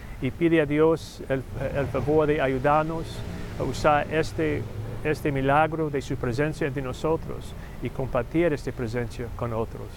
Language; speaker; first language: Spanish; non-native, fluent; English